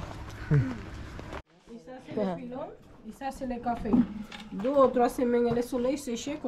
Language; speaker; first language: French; non-native, learner; Spanish